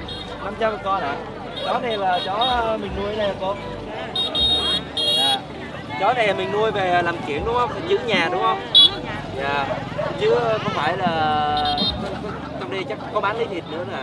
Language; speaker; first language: Vietnamese; early bilingual, heritage; Vietnamese